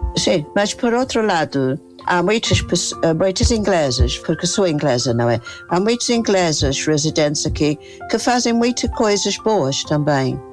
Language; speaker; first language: Portuguese; non-native, fluent; English